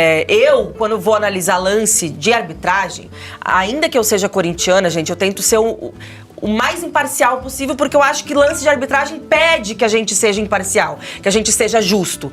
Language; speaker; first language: Portuguese; native; Portuguese